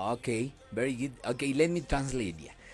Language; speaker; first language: English; non-native, learner; Spanish